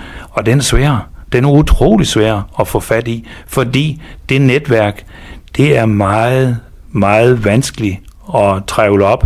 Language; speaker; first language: Danish; native; Danish